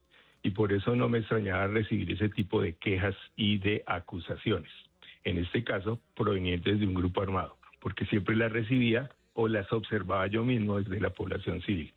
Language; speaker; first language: Spanish; native; Spanish